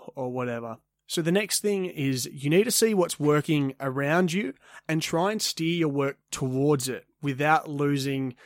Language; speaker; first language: English; native; English